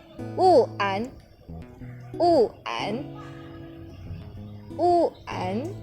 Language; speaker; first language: Chinese; non-native, fluent; Indonesian